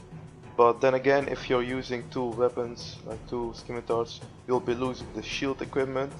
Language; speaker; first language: English; non-native, fluent; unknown